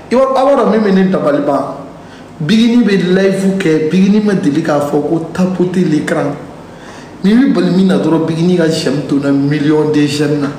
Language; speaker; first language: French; non-native, local second language; Bambara